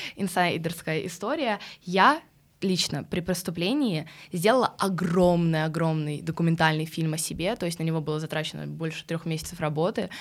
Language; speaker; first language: Russian; early bilingual, other home language; Swedish